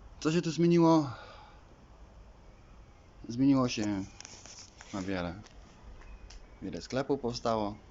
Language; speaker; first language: Polish; native; Polish